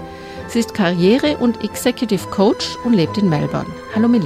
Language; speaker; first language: German; native; German